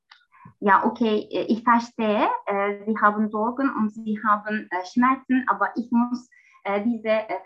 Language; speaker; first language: German; non-native, learner; Turkish